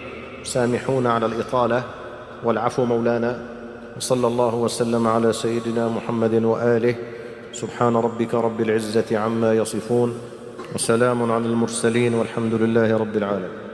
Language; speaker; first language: Arabic; native; Arabic